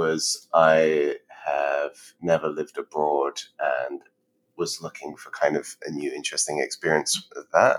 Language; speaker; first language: English; native; English